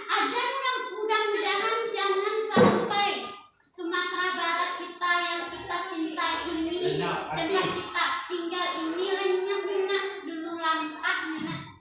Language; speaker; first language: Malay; non-native, local second language; Minangkabau